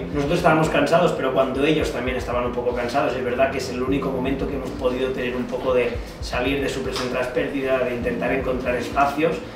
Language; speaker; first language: Spanish; non-native, local second language; Catalan